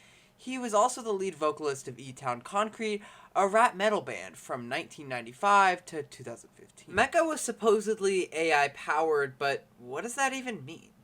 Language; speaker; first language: English; native; English